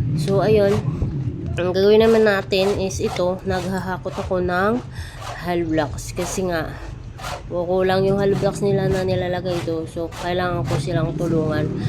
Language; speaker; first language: Filipino; non-native, local second language; Cebuano